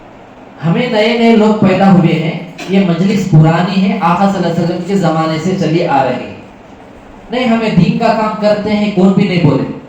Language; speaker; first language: Urdu; native; Urdu